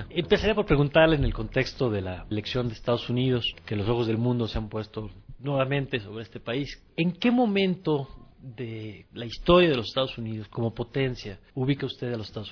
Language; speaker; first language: Spanish; native; Spanish